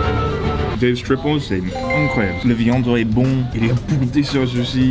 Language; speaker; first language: French; non-native, learner; English